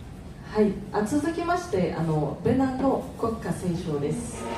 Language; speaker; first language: Japanese; non-native, fluent; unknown